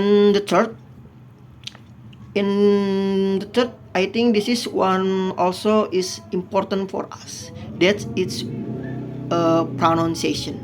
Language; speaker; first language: English; non-native, fluent; Indonesian